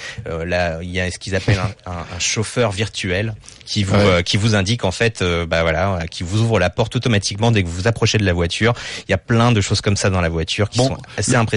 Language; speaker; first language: French; native; French